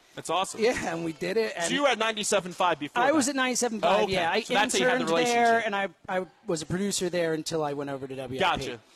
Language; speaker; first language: English; native; English